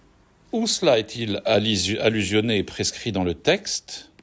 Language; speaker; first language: French; native; French